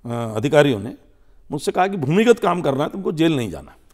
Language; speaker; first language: Hindi; native; Hindi